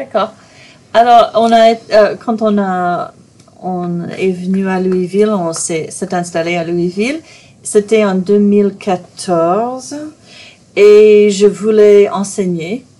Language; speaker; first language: French; non-native, fluent; English